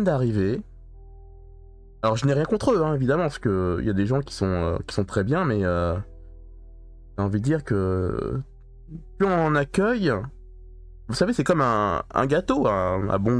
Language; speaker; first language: French; native; French